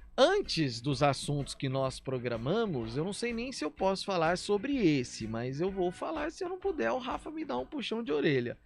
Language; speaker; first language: Portuguese; native; Portuguese